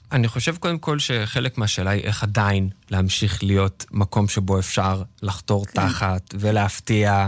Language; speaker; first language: Hebrew; native; Hebrew